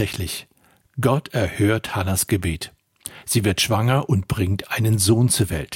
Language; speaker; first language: German; native; German